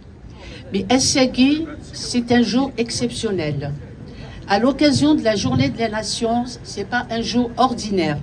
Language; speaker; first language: French; non-native, local second language; Kabyle